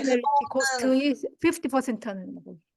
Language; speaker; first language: Korean; native; Korean